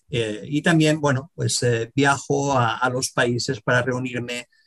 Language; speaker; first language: Spanish; native; Spanish